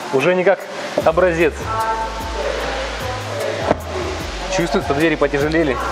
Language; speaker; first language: Russian; native; Russian